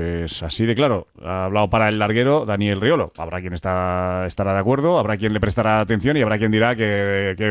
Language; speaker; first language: Spanish; native; Spanish